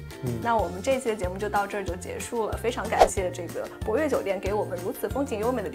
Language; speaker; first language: Chinese; native; Chinese